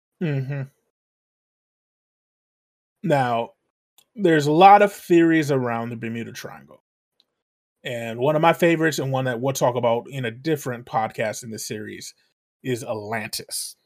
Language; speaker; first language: English; native; English